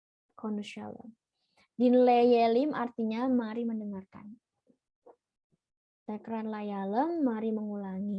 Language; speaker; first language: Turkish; non-native, learner; Indonesian